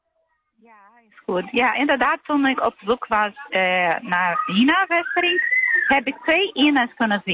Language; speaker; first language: Dutch; non-native, learner; Portuguese